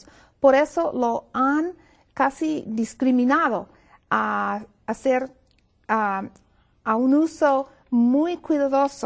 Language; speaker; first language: Spanish; non-native, fluent; English